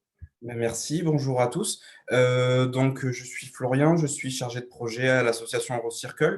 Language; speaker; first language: French; native; French